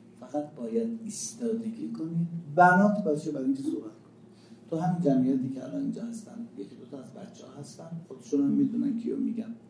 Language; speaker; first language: Persian; native; Persian